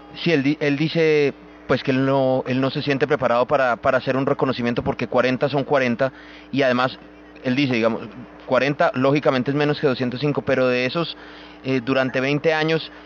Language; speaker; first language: Spanish; native; Spanish